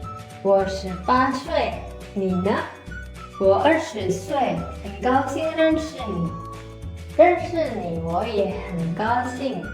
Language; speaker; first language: Chinese; non-native, fluent; Indonesian